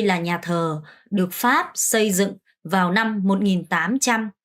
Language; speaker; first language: Vietnamese; non-native, fluent; Korean